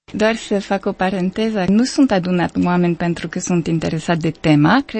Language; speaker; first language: Romanian; non-native, learner; French